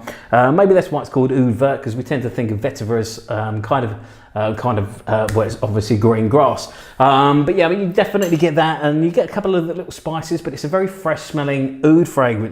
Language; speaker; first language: English; native; English